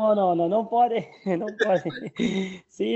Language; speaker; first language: Spanish; non-native, learner; Portuguese